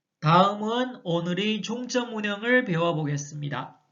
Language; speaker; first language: Korean; non-native, fluent; Chinese